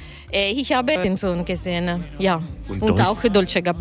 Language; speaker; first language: German; non-native, learner; Italian